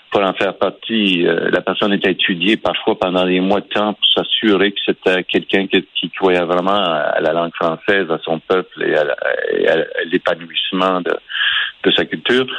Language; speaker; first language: French; native; French